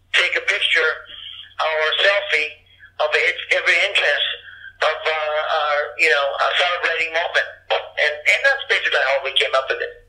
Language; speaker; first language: English; early bilingual, other home language; Japanese